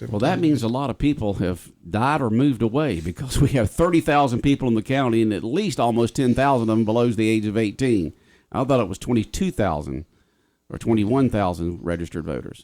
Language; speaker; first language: English; native; English